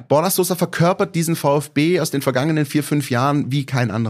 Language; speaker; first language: German; native; German